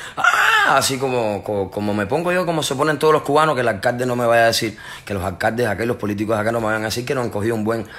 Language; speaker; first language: Spanish; native; Spanish